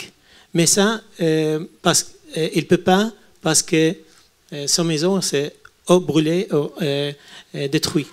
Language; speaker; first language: French; non-native, learner; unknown